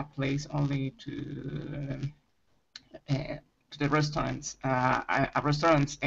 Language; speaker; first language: English; non-native, learner; Spanish